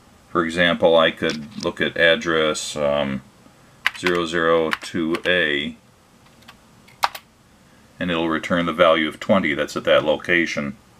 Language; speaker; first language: English; native; English